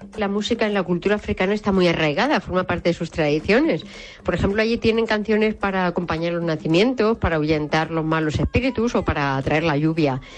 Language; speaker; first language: Spanish; native; Spanish